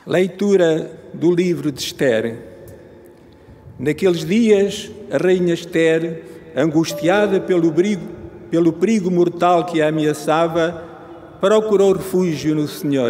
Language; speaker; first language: Portuguese; native; Portuguese